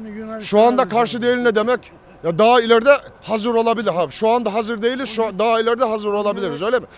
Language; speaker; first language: Turkish; native; Turkish